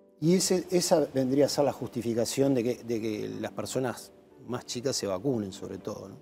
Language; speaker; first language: Spanish; native; Spanish